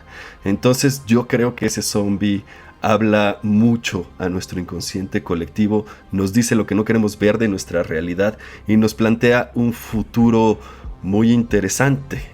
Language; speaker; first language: Spanish; native; Spanish